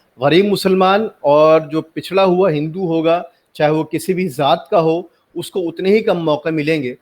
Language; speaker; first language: Hindi; native; Hindi